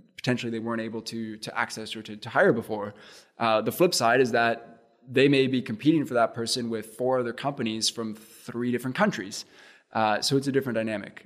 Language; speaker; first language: English; native; English